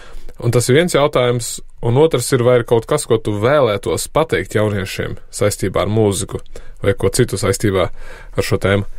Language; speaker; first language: Latvian; native; Latvian